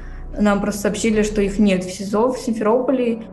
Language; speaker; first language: Russian; native; Russian